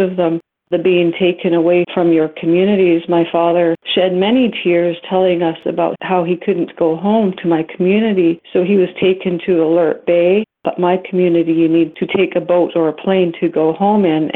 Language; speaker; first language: English; native; English